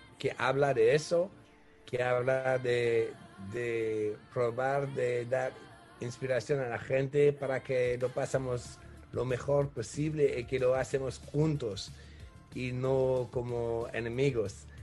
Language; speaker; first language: Spanish; non-native, fluent; French